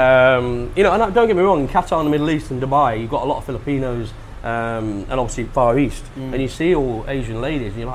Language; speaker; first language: English; native; English